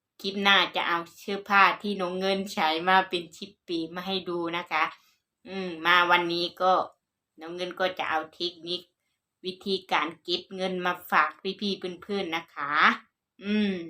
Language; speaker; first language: Thai; non-native, local second language; Northeastern Thai